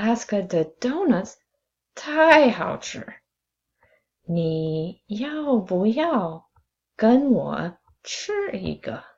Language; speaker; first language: Chinese; non-native, fluent; English